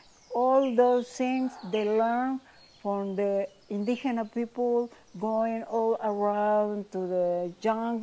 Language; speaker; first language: English; non-native, learner; Spanish